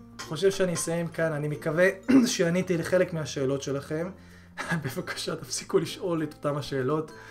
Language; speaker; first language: Hebrew; early bilingual, other home language; Korean